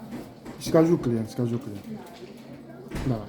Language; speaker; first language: Russian; non-native, learner; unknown